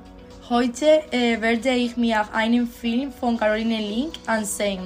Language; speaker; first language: German; non-native, learner; Spanish